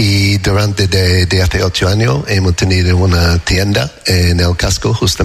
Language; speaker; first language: Spanish; non-native, learner; English